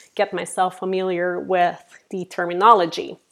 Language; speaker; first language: English; non-native, fluent; Portuguese